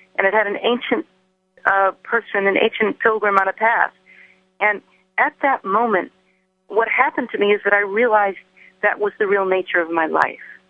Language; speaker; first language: English; native; English